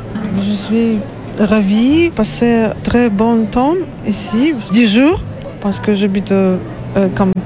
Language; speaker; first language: French; non-native, learner; Ukrainian